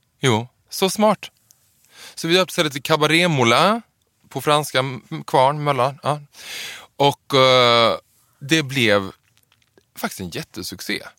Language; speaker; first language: Swedish; native; Swedish